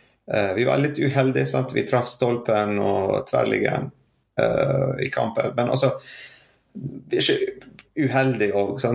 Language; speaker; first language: Norwegian; non-native, fluent; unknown